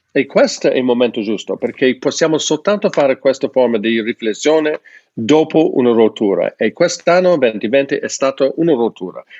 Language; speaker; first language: Italian; non-native, fluent; English